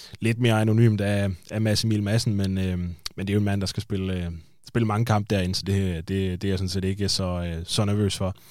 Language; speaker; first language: Danish; native; Danish